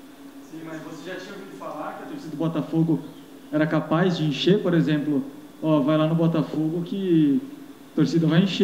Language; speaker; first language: Portuguese; native; Portuguese